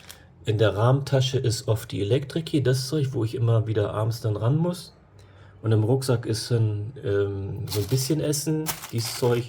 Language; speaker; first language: German; native; German